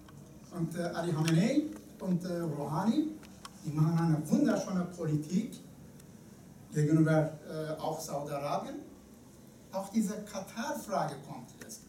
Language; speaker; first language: German; non-native, fluent; Turkish